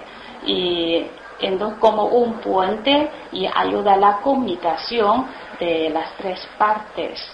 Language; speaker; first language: Spanish; non-native, learner; Chinese